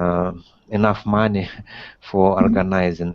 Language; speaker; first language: English; non-native, learner; Russian